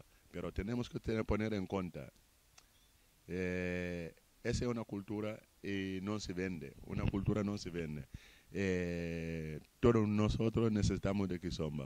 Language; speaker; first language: Spanish; non-native, fluent; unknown